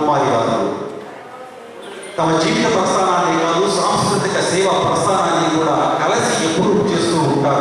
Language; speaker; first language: Telugu; native; Telugu